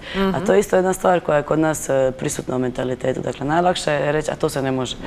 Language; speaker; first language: Croatian; native; Croatian